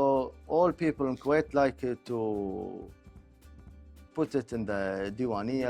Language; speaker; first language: English; non-native, local second language; Arabic